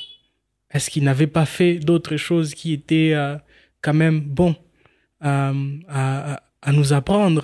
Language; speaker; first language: French; non-native, local second language; Swahili